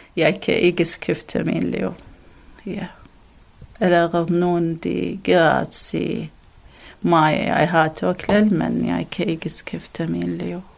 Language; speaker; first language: Danish; non-native, learner; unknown